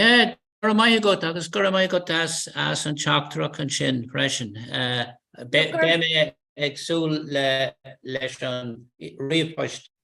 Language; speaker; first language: Irish; non-native, local second language; English